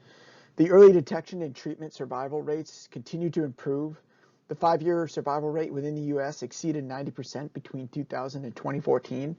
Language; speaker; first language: English; native; English